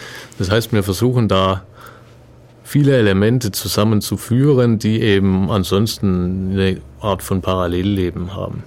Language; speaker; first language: German; native; German